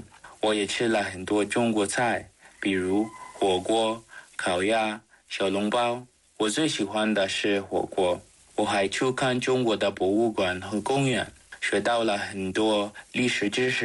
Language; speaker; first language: Chinese; non-native, fluent; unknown